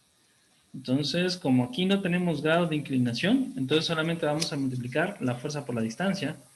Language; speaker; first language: Spanish; native; Spanish